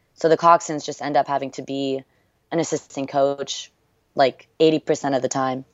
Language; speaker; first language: English; early bilingual, other home language; French